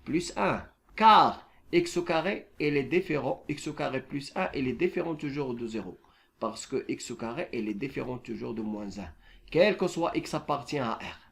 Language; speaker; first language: French; non-native, local second language; Arabic